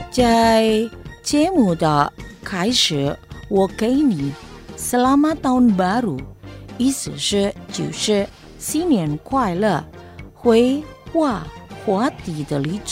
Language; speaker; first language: Chinese; non-native, fluent; Indonesian